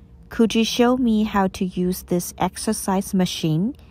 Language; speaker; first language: English; non-native, fluent; Chinese